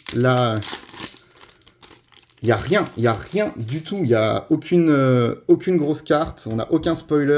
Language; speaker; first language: French; native; French